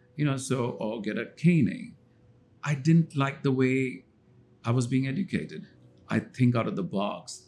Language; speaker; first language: English; non-native, local second language; Hindi